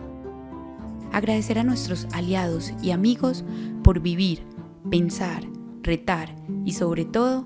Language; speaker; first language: Spanish; native; Spanish